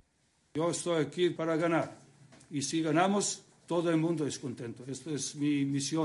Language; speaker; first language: Spanish; non-native, learner; Serbian